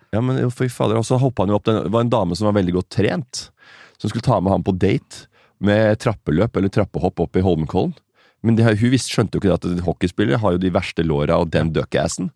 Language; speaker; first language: Norwegian; native; Norwegian